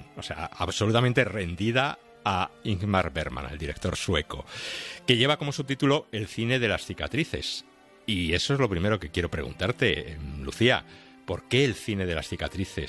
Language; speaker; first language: Spanish; native; Spanish